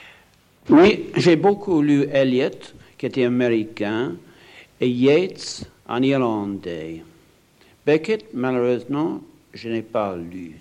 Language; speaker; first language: French; non-native, fluent; English